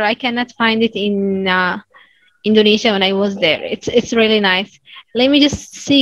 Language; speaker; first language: English; non-native, fluent; Arabic